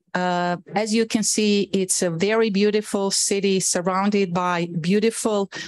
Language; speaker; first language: English; non-native, fluent; Bosnian